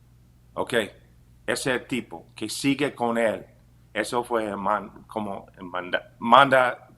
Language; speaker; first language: Spanish; non-native, fluent; English